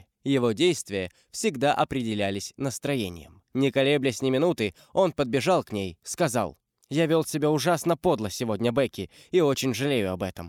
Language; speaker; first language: Russian; native; Russian